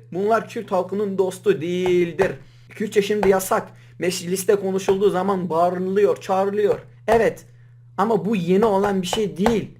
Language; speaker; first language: Turkish; native; Turkish